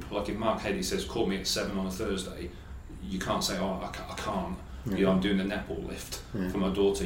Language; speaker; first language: English; native; English